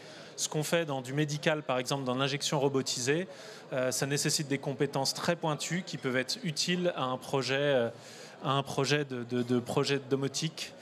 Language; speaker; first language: French; native; French